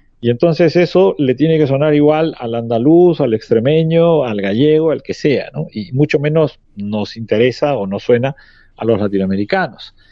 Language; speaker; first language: Spanish; native; Spanish